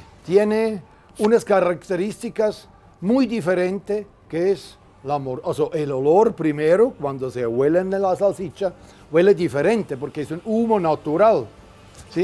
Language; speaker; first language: Spanish; non-native, fluent; German